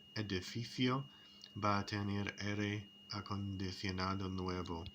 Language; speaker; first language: Spanish; non-native, learner; English